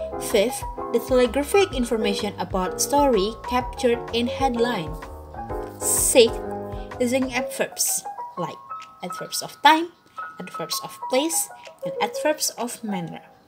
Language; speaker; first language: English; non-native, fluent; Indonesian